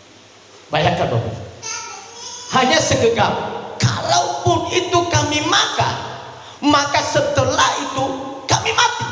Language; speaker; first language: Indonesian; native; Indonesian